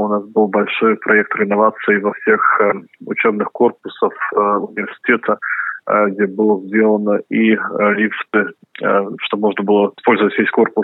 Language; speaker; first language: Russian; non-native, local second language; Latvian